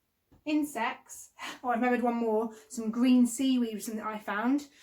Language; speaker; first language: English; native; English